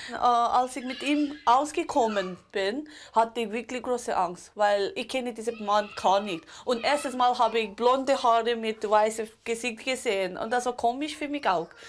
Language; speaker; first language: German; non-native, local second language; Tibetan